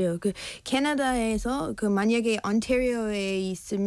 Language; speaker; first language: Korean; non-native, learner; English